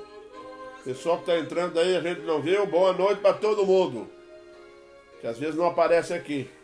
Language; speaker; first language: Portuguese; native; Portuguese